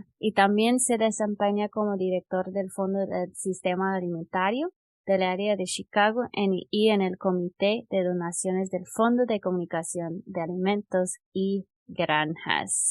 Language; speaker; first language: Spanish; non-native, fluent; English